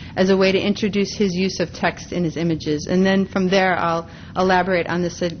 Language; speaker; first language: English; native; English